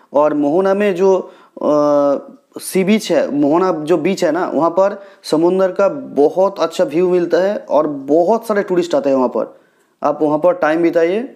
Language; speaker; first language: Hindi; non-native, local second language; Bangla